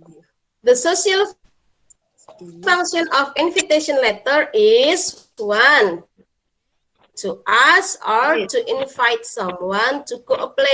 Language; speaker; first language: English; non-native, fluent; Indonesian